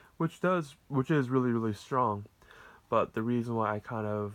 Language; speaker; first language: English; native; English